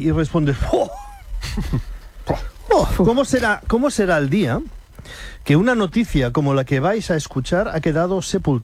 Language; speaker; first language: Spanish; native; Spanish